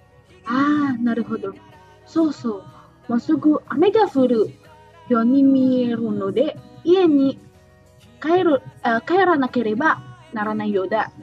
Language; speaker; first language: Japanese; non-native, learner; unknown